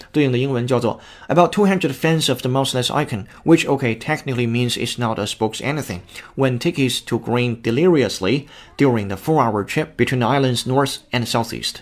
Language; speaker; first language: English; non-native, fluent; Chinese